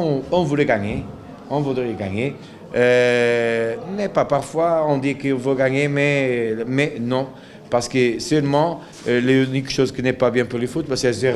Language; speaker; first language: French; non-native, local second language; Arabic